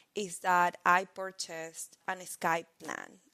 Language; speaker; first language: English; non-native, fluent; Spanish